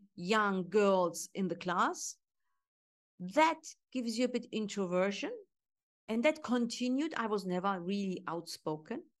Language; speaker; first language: English; non-native, fluent; Turkish